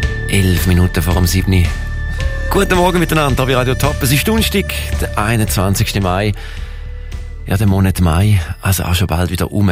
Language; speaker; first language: German; native; German